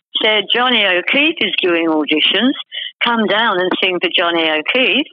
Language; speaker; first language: English; native; English